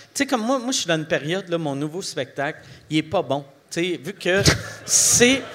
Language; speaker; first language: French; native; French